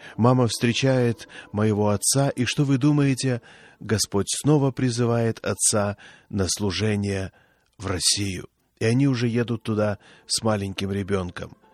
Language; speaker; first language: Russian; non-native, fluent; Swedish